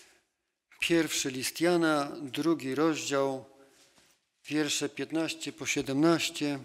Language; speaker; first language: Polish; native; Polish